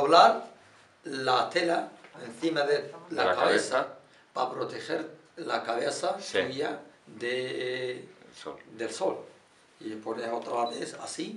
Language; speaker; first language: Spanish; non-native, learner; Arabic